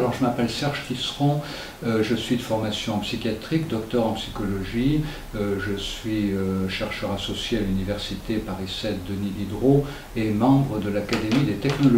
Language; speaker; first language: French; native; French